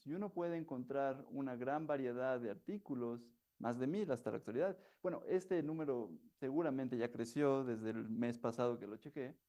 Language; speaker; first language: Spanish; native; Spanish